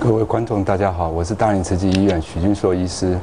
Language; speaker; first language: Chinese; native; Chinese